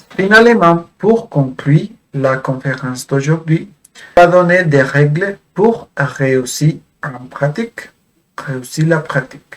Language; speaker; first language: French; non-native, fluent; Spanish